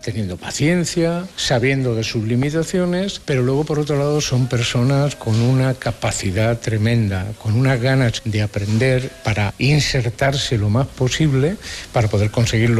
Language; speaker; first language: Spanish; native; Spanish